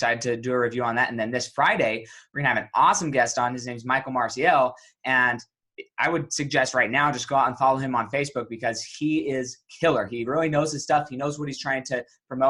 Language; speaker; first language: English; native; English